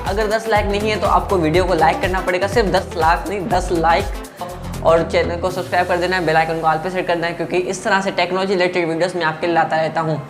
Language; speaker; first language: Hindi; non-native, local second language; Sindhi